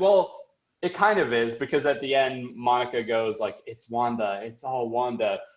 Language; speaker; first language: English; native; English